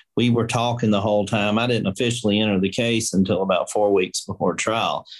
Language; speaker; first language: English; native; English